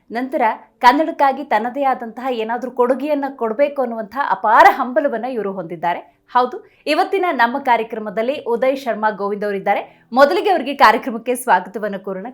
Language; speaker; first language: Kannada; native; Kannada